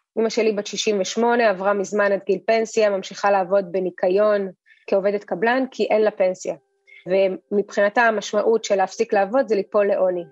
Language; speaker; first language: Hebrew; early bilingual, other home language; Russian